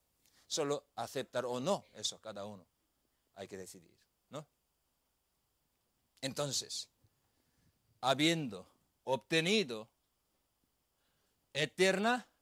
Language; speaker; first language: Spanish; non-native, learner; Korean